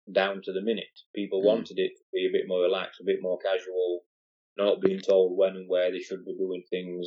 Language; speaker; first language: English; native; English